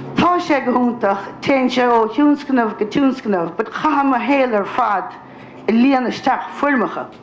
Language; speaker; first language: Irish; native; Irish